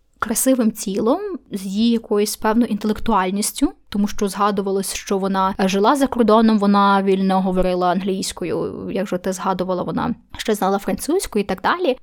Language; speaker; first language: Ukrainian; native; Ukrainian